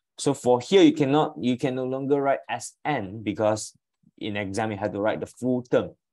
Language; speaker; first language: English; non-native, local second language; Chinese